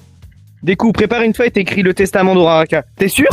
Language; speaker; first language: French; native; French